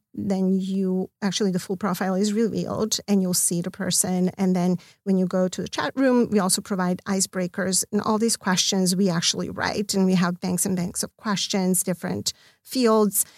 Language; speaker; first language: English; non-native, fluent; Serbian